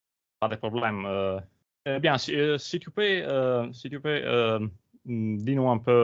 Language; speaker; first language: French; non-native, learner; Italian